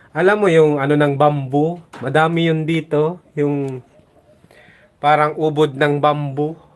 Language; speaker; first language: Filipino; non-native, local second language; Bikol